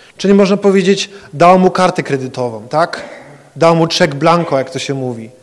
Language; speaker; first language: Polish; early bilingual, heritage; Polish